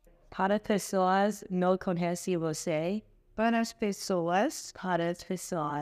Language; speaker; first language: Portuguese; non-native, learner; English